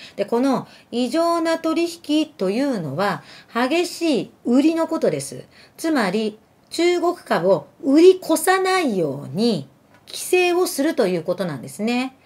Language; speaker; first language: Japanese; early bilingual, other home language; Arabic